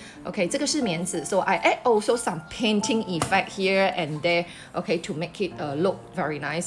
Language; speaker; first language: English; non-native, local second language; Chinese